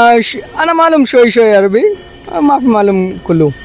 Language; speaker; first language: Arabic; non-native, learner; Urdu